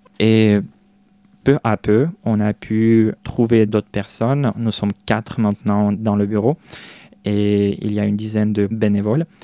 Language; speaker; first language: French; non-native, fluent; Russian